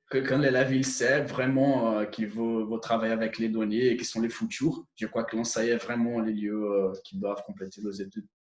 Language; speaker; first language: French; non-native, fluent; Portuguese